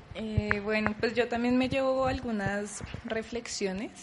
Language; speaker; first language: Spanish; non-native, fluent; Swedish